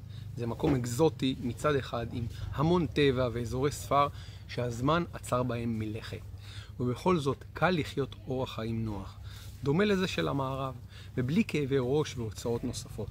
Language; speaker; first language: Hebrew; native; Hebrew